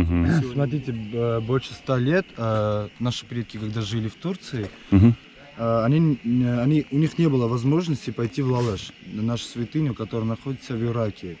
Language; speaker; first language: Russian; non-native, local second language; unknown